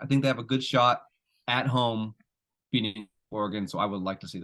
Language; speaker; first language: English; native; English